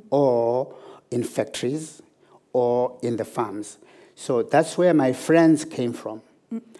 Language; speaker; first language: English; non-native, local second language; Zulu